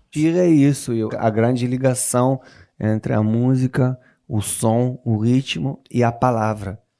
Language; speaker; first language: Portuguese; non-native, fluent; Hebrew